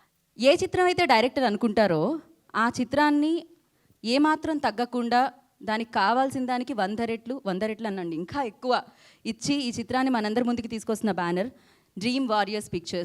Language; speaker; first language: Telugu; native; Telugu